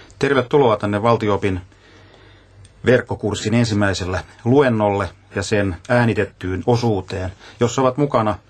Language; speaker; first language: Finnish; native; Finnish